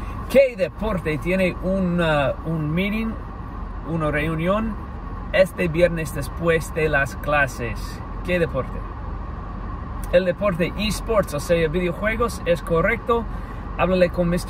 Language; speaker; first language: Spanish; non-native, fluent; English